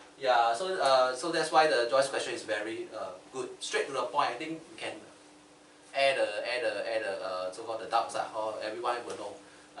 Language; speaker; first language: English; non-native, local second language; Chinese